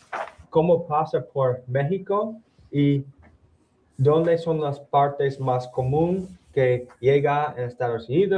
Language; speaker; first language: Spanish; non-native, learner; English